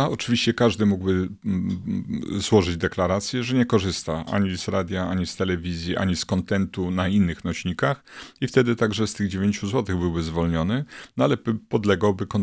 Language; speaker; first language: Polish; native; Polish